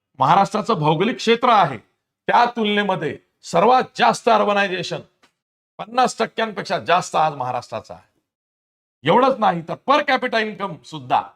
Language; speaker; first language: Marathi; native; Marathi